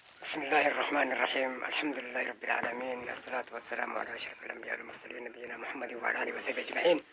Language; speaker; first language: Arabic; non-native, fluent; Oromo